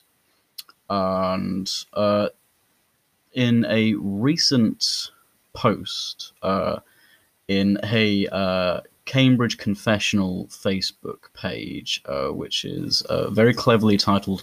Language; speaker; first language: English; native; English